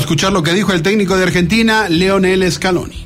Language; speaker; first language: Spanish; native; Spanish